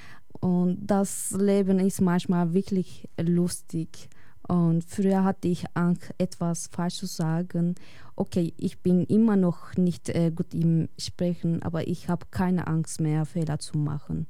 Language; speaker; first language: German; non-native, fluent; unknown